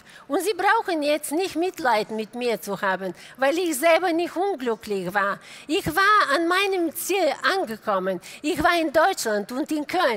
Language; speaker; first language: German; non-native, fluent; Bulgarian